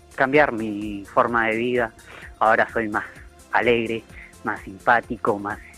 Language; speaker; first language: Spanish; native; Spanish